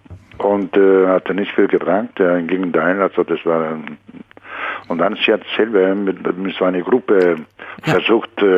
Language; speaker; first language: German; non-native, fluent; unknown